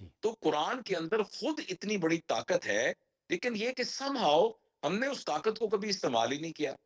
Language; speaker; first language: Urdu; non-native, local second language; Punjabi